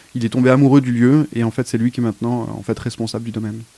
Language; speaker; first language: French; native; French